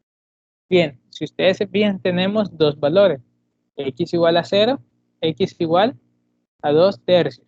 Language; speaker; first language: Spanish; native; Spanish